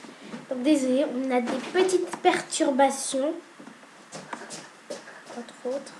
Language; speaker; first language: French; native; French